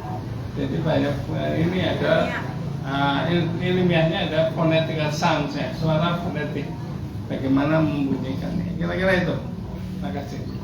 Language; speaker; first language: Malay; non-native, local second language; Javanese